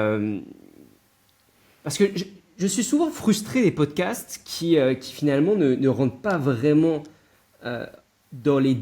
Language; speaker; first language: French; native; French